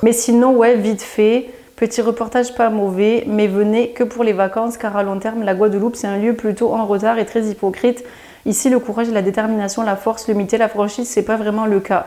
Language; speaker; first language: French; native; French